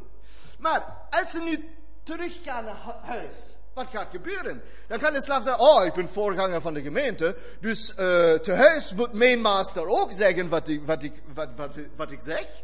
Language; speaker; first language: Dutch; non-native, fluent; German